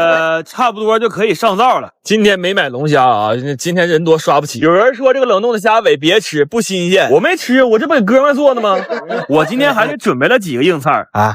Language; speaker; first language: Chinese; native; Chinese